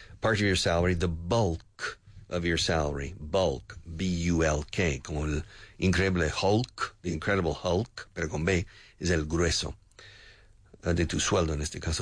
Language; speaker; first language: Spanish; non-native, fluent; English